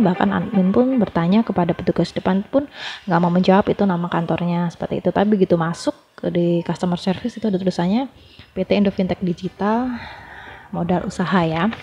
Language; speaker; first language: Indonesian; native; Indonesian